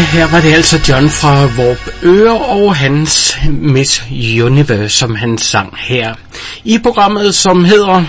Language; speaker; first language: Danish; native; Danish